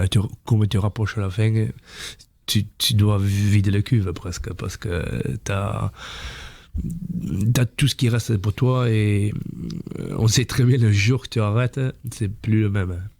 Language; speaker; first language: French; non-native, fluent; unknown